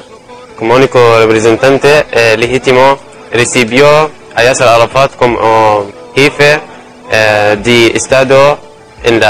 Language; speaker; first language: Spanish; non-native, learner; Arabic